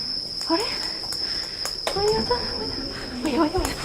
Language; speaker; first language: Japanese; non-native, fluent; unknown